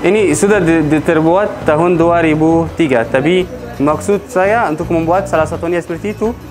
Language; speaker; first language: Indonesian; non-native, learner; Arabic